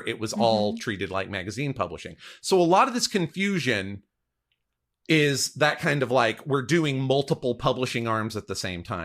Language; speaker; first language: English; native; English